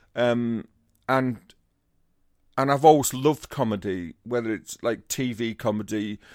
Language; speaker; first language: English; native; English